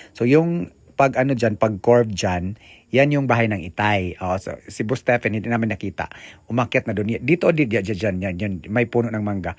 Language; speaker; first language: Filipino; non-native, local second language; Cebuano